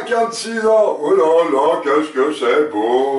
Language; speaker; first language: French; native; French